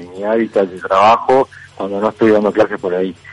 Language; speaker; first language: Spanish; native; Spanish